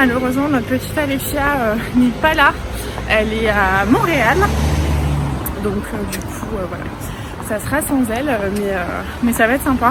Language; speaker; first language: French; native; French